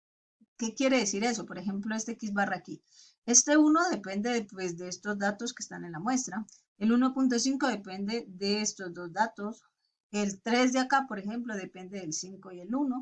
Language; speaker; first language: Spanish; native; Spanish